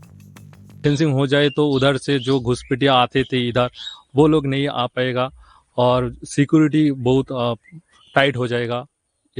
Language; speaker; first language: Hindi; non-native, local second language; Bangla